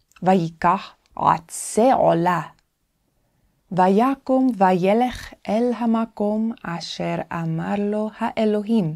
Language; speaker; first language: Hebrew; non-native, fluent; English